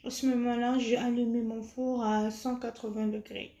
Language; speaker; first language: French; non-native, fluent; Arabic